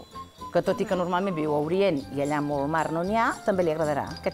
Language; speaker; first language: Catalan; native; Catalan